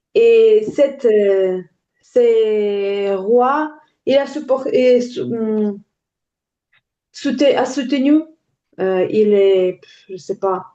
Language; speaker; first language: French; non-native, learner; Ukrainian